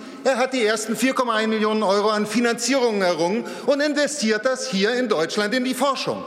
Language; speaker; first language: German; native; German